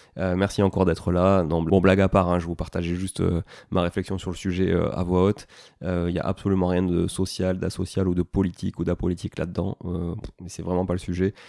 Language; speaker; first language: French; native; French